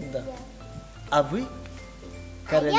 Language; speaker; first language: Russian; non-native, fluent; Tajik